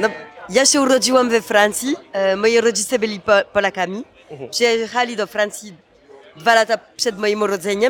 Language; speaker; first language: Polish; early bilingual, heritage; Polish